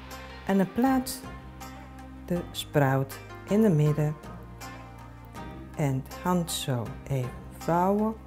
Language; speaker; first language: Dutch; non-native, learner; Japanese